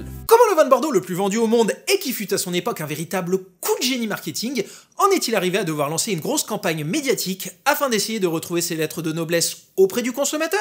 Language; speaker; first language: French; native; French